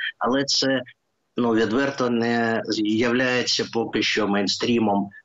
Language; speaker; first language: Ukrainian; non-native, local second language; Russian